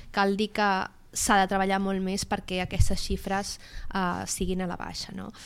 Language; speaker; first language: Catalan; native; Catalan